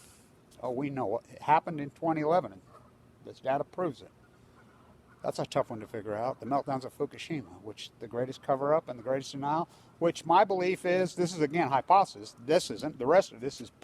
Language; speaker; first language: English; native; English